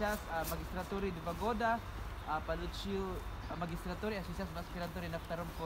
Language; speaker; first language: Russian; non-native, fluent; Filipino